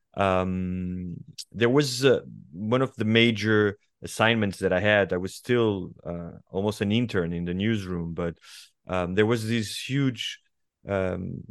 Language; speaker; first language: English; non-native, fluent; Portuguese